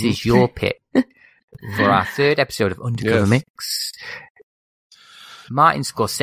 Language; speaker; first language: English; native; English